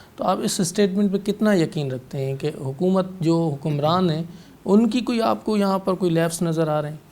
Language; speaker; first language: Urdu; non-native, local second language; Sindhi